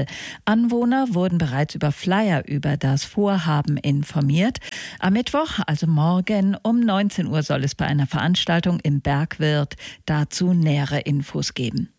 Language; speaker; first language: German; native; German